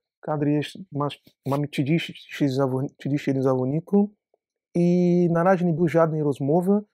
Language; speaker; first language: Polish; non-native, learner; Portuguese